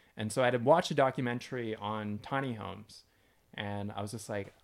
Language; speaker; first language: English; native; English